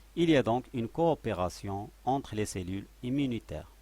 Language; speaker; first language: French; non-native, local second language; Arabic